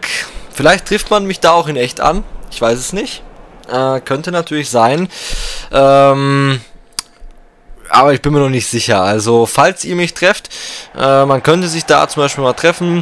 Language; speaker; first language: German; native; German